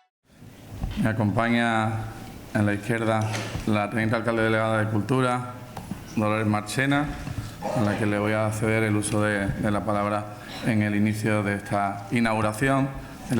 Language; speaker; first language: Spanish; native; Spanish